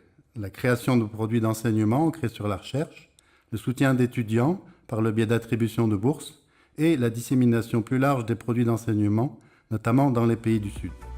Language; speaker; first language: French; native; French